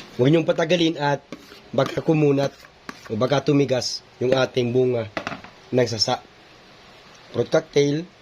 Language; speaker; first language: Filipino; native; Filipino